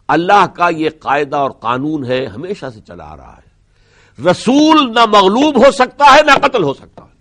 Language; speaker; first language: Urdu; native; Urdu